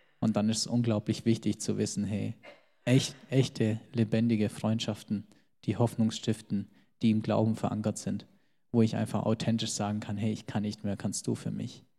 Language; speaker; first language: German; early bilingual, other home language; Albanian